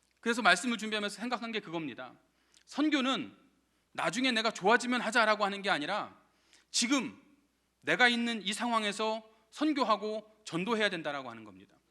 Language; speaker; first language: Korean; native; Korean